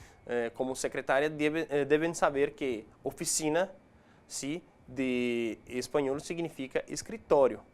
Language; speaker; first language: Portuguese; non-native, fluent; Spanish